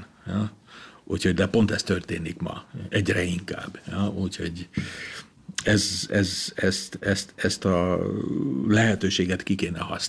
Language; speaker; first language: Hungarian; non-native, local second language; German